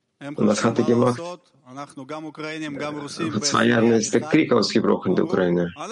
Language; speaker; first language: German; non-native, learner; Hebrew